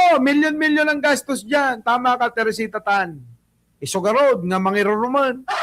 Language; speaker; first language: Filipino; non-native, local second language; Iloko